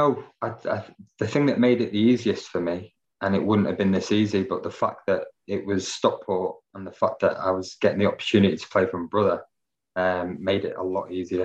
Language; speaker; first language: English; native; English